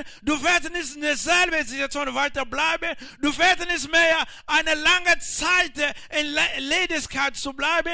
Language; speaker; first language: German; non-native, learner; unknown